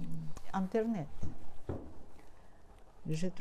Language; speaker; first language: French; non-native, learner; Russian